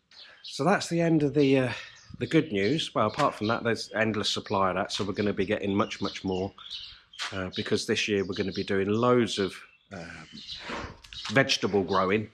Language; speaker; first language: English; native; English